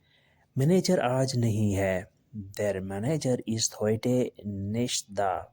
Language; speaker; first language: German; non-native, learner; Urdu